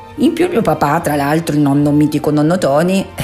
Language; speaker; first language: Italian; non-native, local second language; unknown